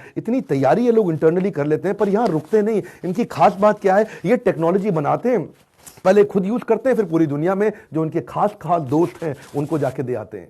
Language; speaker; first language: Hindi; native; Hindi